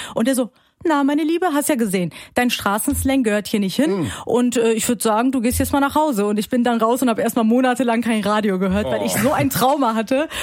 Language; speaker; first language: German; early bilingual, other home language; Persian